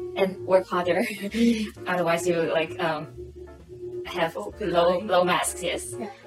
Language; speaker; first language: English; non-native, local second language; Cantonese